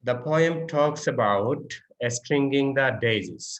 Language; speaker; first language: English; non-native, local second language; Bangla